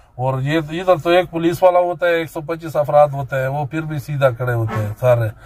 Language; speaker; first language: Urdu; non-native, local second language; Pashto